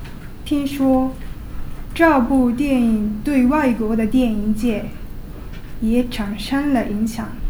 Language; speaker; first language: Chinese; non-native, learner; Japanese